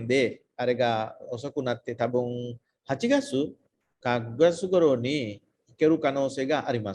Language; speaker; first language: Japanese; non-native, fluent; Sinhala